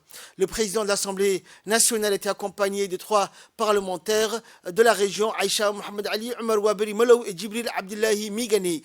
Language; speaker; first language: French; native; French